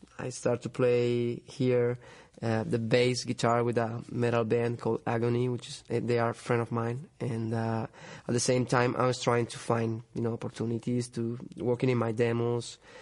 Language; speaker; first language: English; non-native, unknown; Spanish